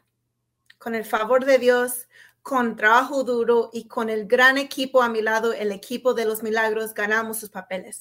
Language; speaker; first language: Spanish; non-native, fluent; English